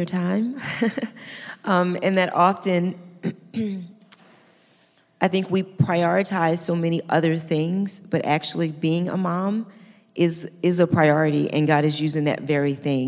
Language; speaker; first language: English; native; English